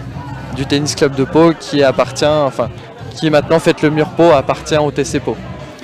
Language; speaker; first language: French; native; French